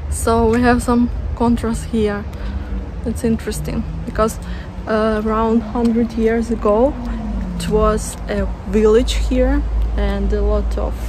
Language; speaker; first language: English; non-native, fluent; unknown